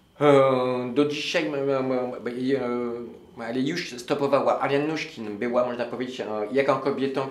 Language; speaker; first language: Polish; non-native, learner; French